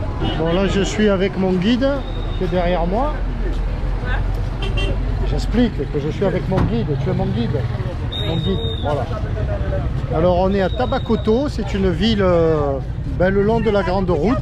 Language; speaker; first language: French; native; French